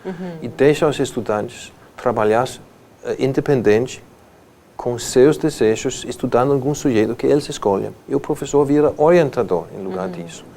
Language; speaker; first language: Portuguese; non-native, fluent; Danish